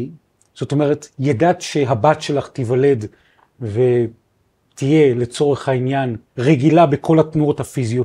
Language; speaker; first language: Hebrew; native; Hebrew